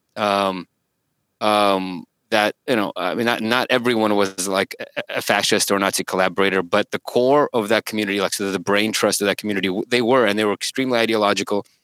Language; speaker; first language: English; early bilingual, other home language; Russian